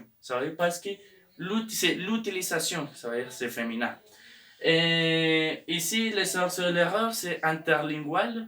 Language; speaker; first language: French; non-native, learner; Spanish